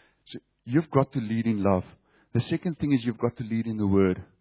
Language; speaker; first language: English; non-native, local second language; Afrikaans